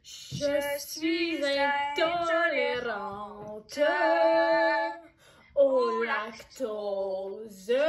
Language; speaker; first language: French; native; French